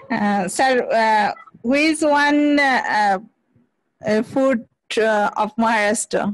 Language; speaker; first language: English; non-native, learner; Bangla